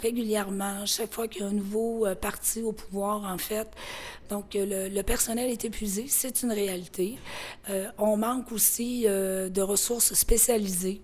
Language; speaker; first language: French; native; French